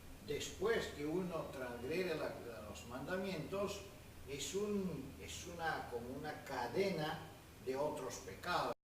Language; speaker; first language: Spanish; non-native, fluent; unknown